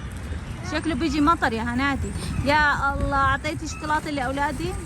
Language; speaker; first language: Arabic; non-native, fluent; Urdu